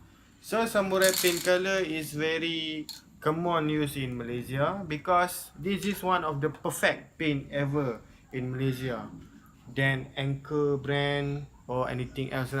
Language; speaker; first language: English; non-native, local second language; Malay